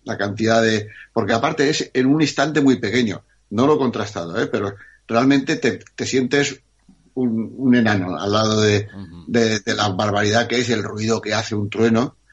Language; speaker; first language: Spanish; native; Spanish